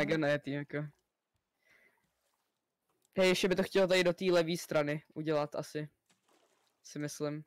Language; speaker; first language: Czech; native; Czech